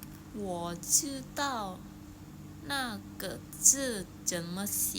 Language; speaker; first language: Chinese; non-native, learner; Thai